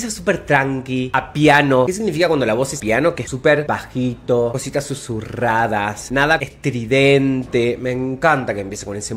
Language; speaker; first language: Spanish; native; Spanish